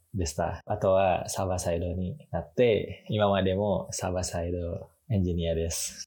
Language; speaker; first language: Japanese; non-native, learner; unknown